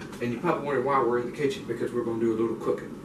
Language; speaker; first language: English; native; English